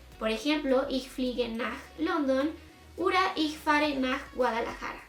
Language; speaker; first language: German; non-native, fluent; Spanish